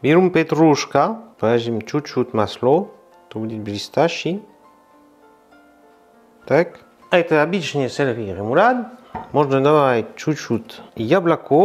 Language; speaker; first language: Russian; non-native, learner; French